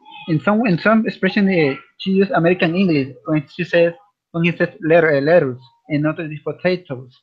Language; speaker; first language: English; non-native, learner; Spanish